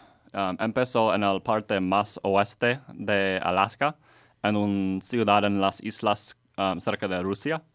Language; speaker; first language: Spanish; non-native, learner; English